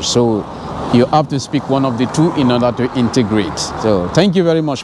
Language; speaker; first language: English; non-native, fluent; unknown